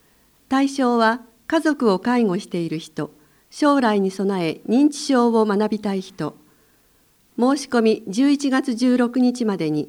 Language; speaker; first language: Japanese; native; Japanese